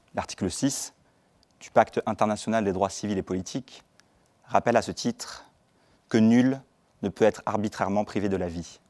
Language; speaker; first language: French; native; French